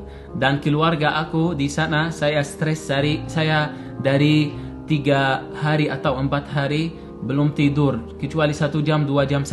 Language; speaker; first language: Indonesian; non-native, fluent; Arabic